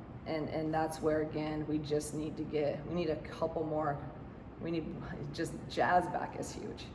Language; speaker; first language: English; native; English